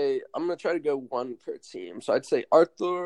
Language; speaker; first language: English; native; English